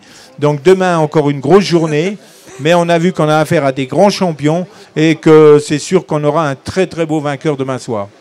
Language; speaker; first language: French; native; French